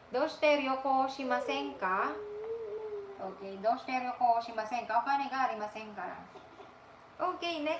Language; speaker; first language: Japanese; non-native, fluent; Filipino